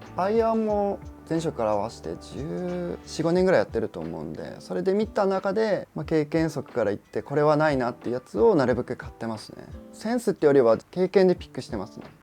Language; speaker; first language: Japanese; native; Japanese